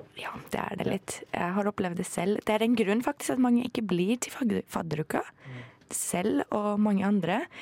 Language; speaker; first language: Norwegian; non-native, fluent; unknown